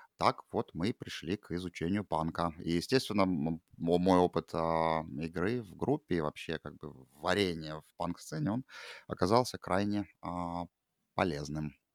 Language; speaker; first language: Russian; native; Russian